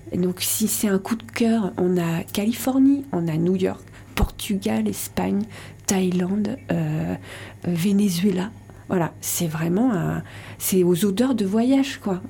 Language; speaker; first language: French; native; French